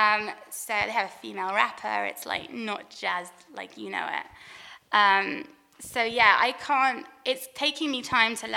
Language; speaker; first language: English; native; English